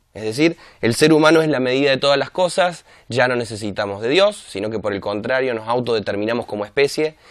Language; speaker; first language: Spanish; native; Spanish